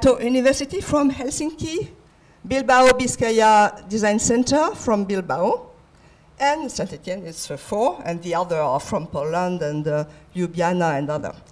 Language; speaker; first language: English; non-native, fluent; French